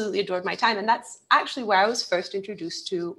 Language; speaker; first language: English; native; English